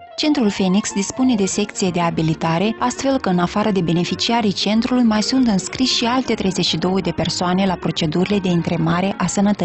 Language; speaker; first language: Romanian; native; Romanian